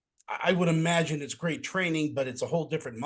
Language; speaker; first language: English; native; English